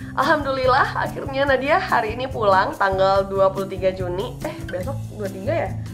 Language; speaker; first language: Indonesian; non-native, local second language; Minangkabau